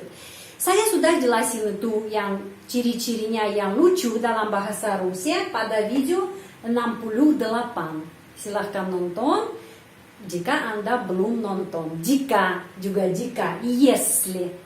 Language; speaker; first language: Indonesian; non-native, fluent; Russian